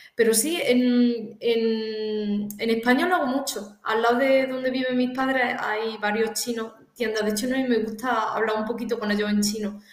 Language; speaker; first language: Spanish; native; Spanish